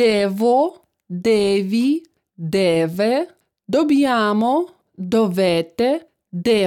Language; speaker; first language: Italian; non-native, fluent; Russian